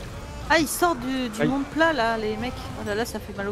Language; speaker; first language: French; native; French